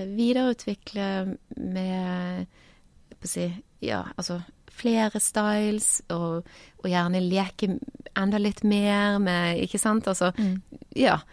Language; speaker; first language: Norwegian; native; Norwegian